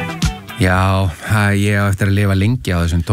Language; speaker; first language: Icelandic; native; Icelandic